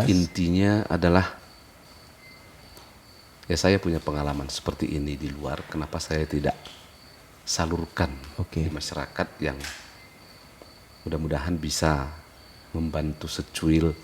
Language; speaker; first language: Indonesian; native; Indonesian